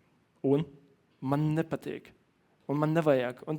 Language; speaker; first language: Latvian; non-native, learner; German